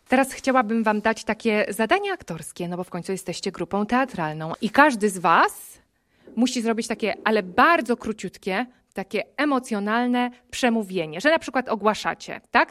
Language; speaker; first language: Polish; native; Polish